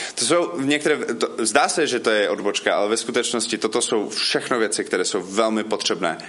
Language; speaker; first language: Czech; non-native, fluent; English